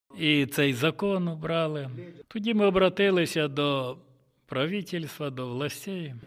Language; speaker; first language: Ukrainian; native; Ukrainian